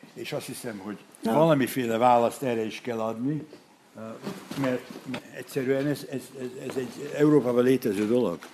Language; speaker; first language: Hungarian; early bilingual, heritage; Hungarian